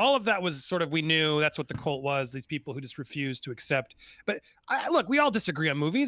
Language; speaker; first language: English; native; English